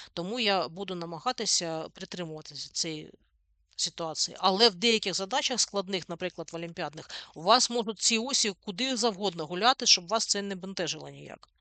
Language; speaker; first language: Ukrainian; non-native, local second language; Russian